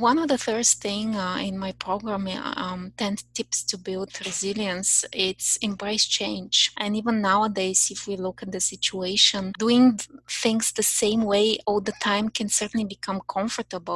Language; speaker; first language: English; non-native, fluent; Bulgarian